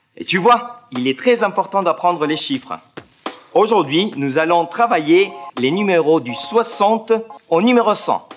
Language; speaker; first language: French; non-native, fluent; Spanish